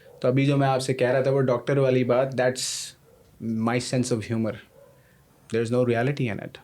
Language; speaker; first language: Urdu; native; Urdu